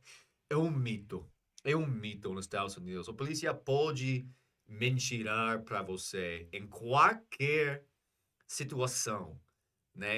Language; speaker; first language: Portuguese; non-native, fluent; English